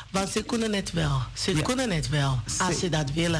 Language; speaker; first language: Dutch; non-native, learner; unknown